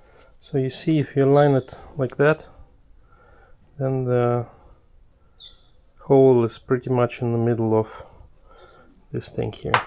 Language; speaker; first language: English; non-native, fluent; German